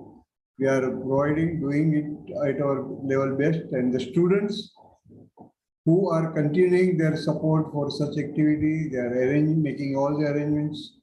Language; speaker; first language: English; non-native, local second language; Hindi